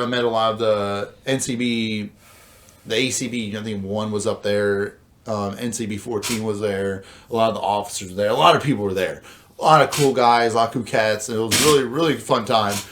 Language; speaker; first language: English; native; English